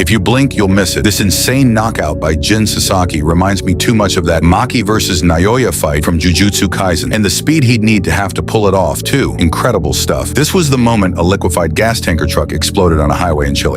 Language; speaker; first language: English; native; English